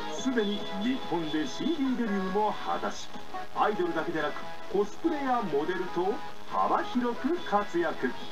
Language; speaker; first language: Japanese; native; Japanese